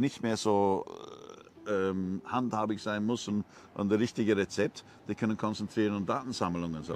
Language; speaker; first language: German; non-native, learner; English